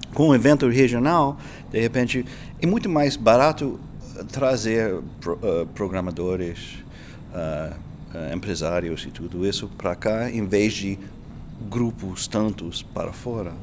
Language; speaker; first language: Spanish; non-native, learner; English